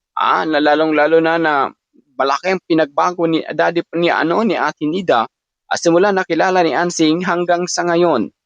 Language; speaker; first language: Filipino; non-native, local second language; Cebuano